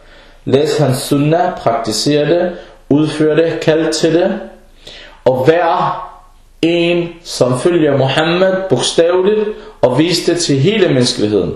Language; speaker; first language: Danish; early bilingual, other home language; Arabic